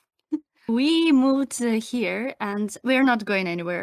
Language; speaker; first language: English; non-native, fluent; Ukrainian